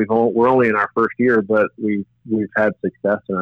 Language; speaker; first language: English; native; English